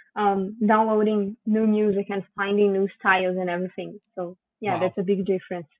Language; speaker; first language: English; non-native, fluent; Portuguese